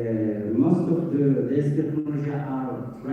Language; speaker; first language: English; non-native, fluent; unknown